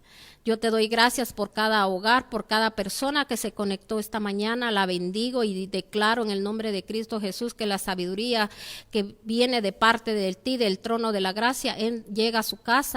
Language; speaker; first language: Spanish; native; Spanish